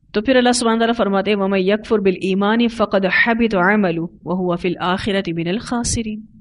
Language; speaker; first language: Urdu; native; Urdu